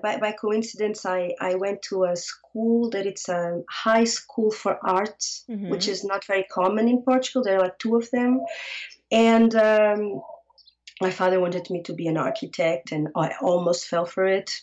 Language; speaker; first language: English; non-native, fluent; Portuguese